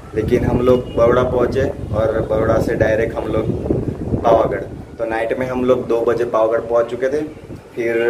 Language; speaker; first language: Hindi; non-native, local second language; Gujarati